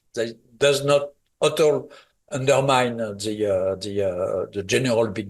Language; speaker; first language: English; non-native, fluent; French